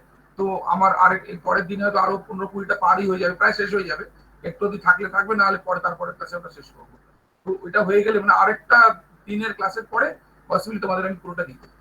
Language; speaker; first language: Bangla; native; Bangla